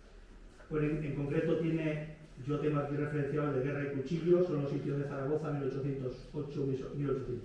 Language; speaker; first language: Spanish; native; Spanish